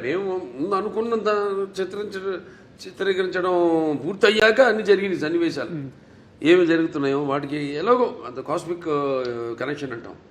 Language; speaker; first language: Telugu; native; Telugu